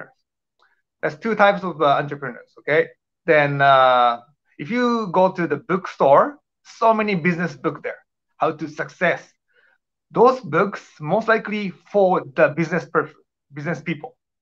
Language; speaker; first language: English; non-native, fluent; Japanese